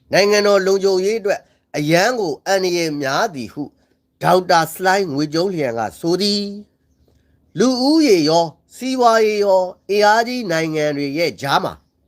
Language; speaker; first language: Burmese; native; Burmese